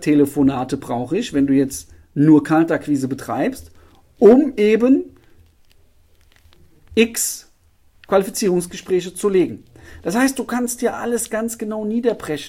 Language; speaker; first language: German; native; German